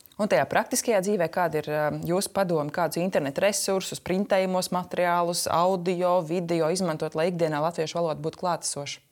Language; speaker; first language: Latvian; native; Latvian